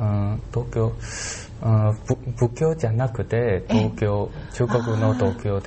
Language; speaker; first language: Japanese; non-native, learner; Chinese